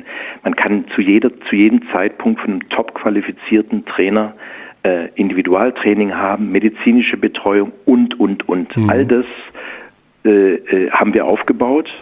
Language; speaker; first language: German; native; German